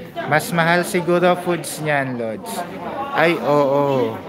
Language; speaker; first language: English; non-native, local second language; Filipino